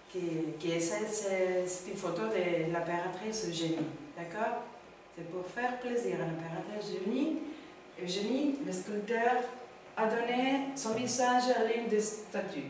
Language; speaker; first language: French; non-native, learner; Spanish